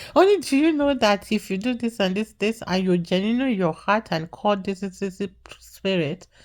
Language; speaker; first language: English; non-native, local second language; Yoruba